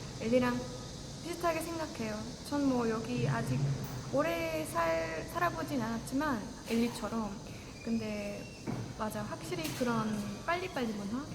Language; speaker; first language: Korean; non-native, fluent; Estonian